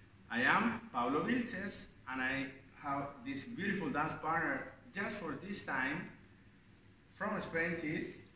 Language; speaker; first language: English; non-native, learner; Spanish